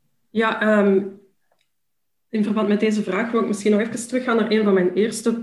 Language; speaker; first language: Dutch; native; Dutch